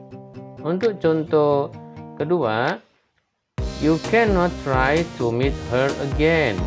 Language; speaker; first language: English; non-native, learner; Indonesian